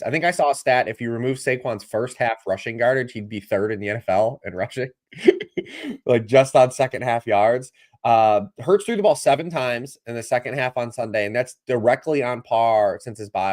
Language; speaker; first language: English; native; English